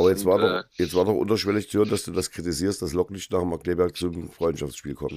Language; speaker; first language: German; native; German